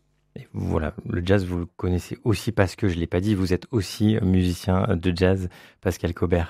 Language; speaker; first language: French; native; French